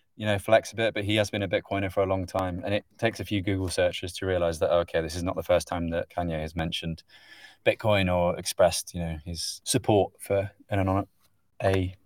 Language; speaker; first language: English; native; English